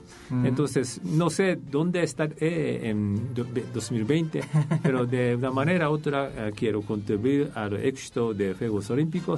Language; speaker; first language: Spanish; non-native, fluent; Japanese